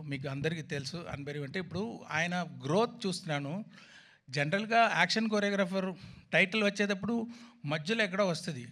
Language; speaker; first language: Telugu; non-native, fluent; Tamil